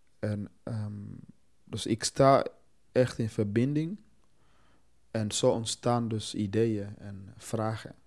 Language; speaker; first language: Dutch; non-native, fluent; Swahili